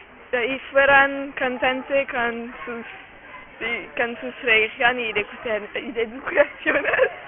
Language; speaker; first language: Spanish; non-native, learner; French